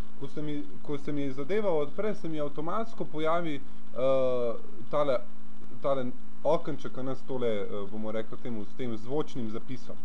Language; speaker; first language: Slovenian; early bilingual, other home language; Bosnian